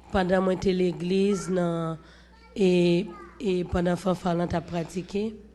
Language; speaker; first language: French; non-native, local second language; Haitian Creole